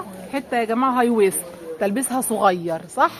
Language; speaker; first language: Arabic; native; Arabic